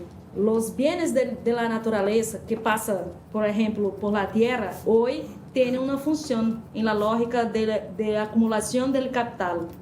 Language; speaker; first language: Spanish; non-native, learner; Portuguese